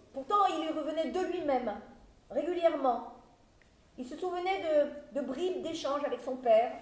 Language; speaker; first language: French; native; French